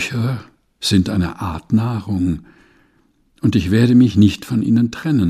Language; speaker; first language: German; non-native, fluent; Portuguese